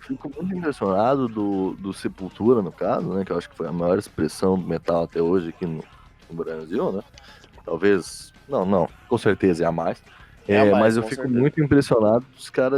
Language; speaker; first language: Portuguese; native; Portuguese